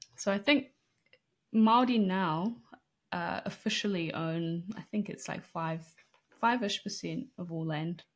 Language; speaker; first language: English; native; English